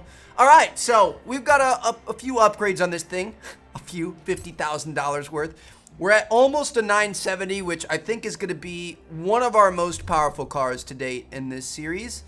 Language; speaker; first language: English; native; English